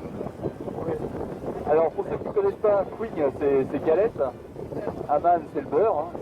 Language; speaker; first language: French; native; French